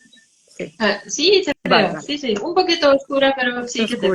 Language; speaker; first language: Spanish; non-native, fluent; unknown